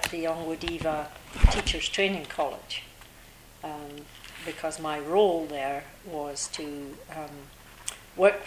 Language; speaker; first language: English; native; English